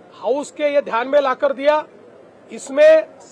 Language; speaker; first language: Hindi; non-native, local second language; Marathi